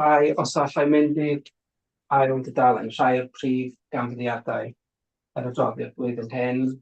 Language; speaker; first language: Welsh; native; Welsh